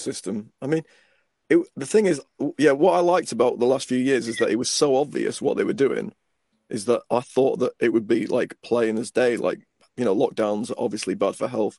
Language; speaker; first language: English; native; English